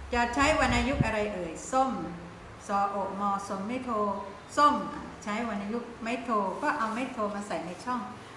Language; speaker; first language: Thai; non-native, local second language; Pattani Malay